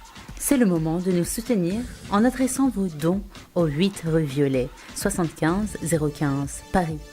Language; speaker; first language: French; native; French